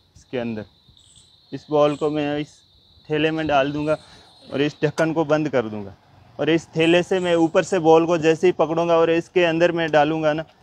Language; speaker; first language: Hindi; native; Hindi